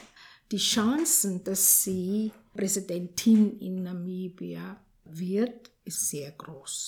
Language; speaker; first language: German; non-native, fluent; Afrikaans